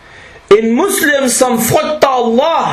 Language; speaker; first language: Danish; early bilingual, other home language; Arabic